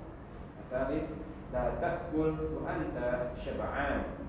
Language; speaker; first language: Arabic; non-native, learner; Indonesian